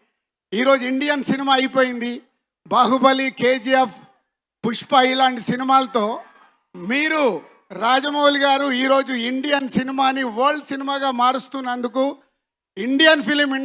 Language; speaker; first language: Telugu; native; Telugu